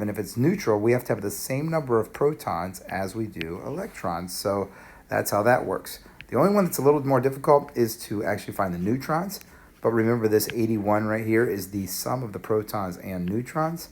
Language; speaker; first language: English; native; English